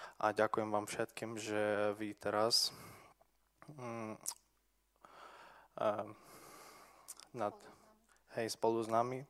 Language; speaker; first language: Slovak; non-native, local second language; Ukrainian